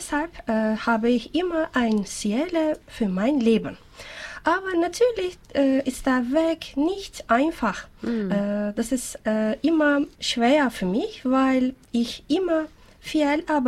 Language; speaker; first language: German; non-native, learner; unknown